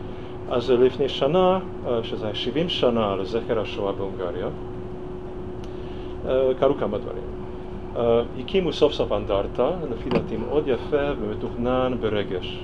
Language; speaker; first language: Hebrew; non-native, fluent; Hungarian